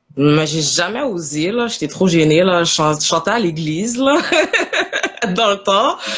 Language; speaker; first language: French; early bilingual, other home language; Haitian Creole